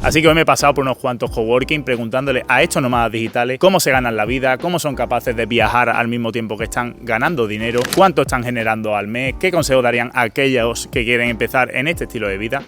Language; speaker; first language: Spanish; native; Spanish